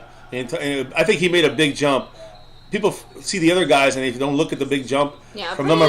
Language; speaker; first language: English; native; English